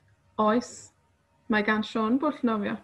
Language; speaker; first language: Welsh; non-native, fluent; Spanish